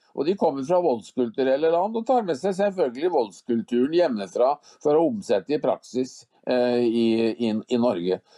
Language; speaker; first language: Norwegian; native; Norwegian